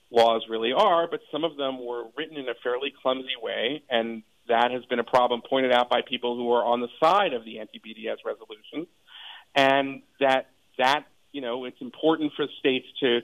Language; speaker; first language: English; native; English